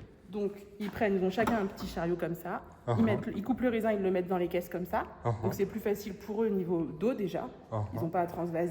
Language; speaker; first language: French; native; French